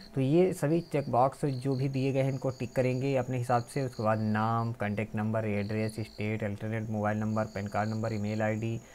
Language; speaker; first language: Hindi; native; Hindi